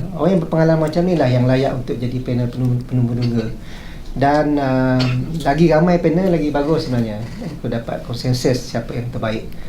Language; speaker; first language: Malay; native; Malay